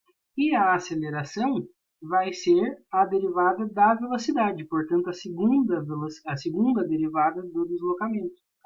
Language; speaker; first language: Portuguese; native; Portuguese